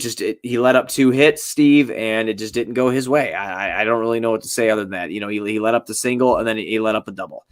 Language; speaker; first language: English; native; English